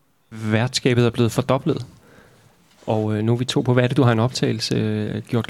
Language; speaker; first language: Danish; native; Danish